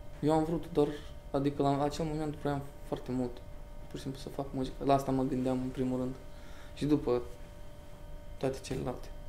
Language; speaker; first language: Romanian; native; Romanian